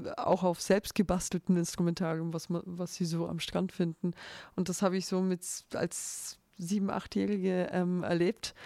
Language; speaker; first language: German; early bilingual, other home language; Bulgarian